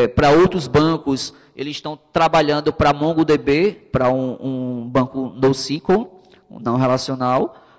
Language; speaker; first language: Portuguese; native; Portuguese